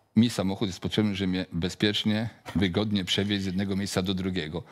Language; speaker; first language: Polish; native; Polish